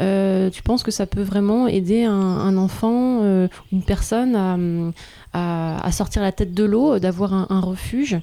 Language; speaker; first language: French; native; French